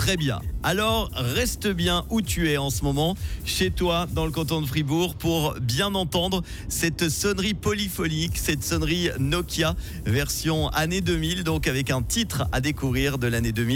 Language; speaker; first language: French; native; French